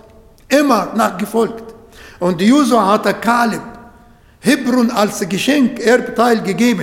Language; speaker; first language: German; non-native, fluent; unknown